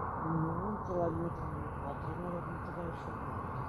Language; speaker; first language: Russian; native; Russian